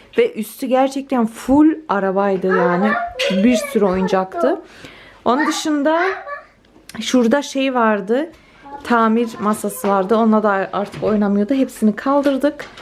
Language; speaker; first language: Turkish; early bilingual, heritage; Turkish